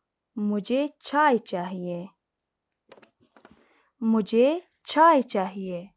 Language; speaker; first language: Hindi; non-native, fluent; Persian